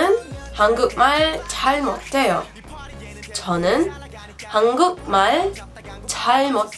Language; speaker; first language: Korean; non-native, fluent; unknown